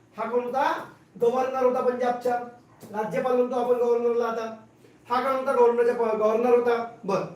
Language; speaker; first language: Marathi; non-native, local second language; Hindi